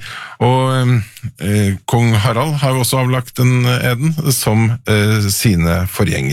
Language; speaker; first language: Norwegian; native; Norwegian